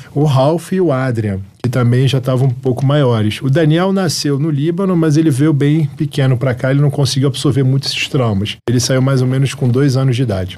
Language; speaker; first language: Portuguese; early bilingual, heritage; Arabic